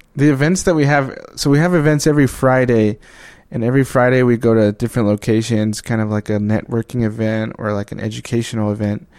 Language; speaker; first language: English; native; English